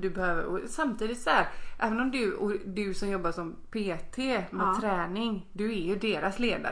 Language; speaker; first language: Swedish; native; Swedish